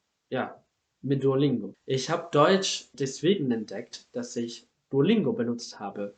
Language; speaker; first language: German; non-native, fluent; Spanish